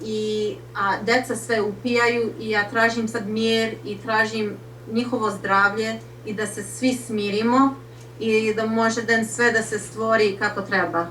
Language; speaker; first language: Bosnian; early bilingual, heritage; Serbian